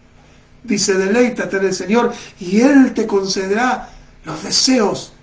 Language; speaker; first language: Spanish; native; Spanish